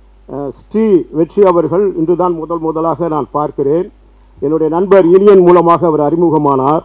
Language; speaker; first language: Tamil; native; Tamil